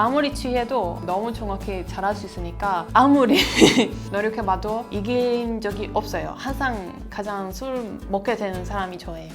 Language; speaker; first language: Korean; non-native, fluent; Italian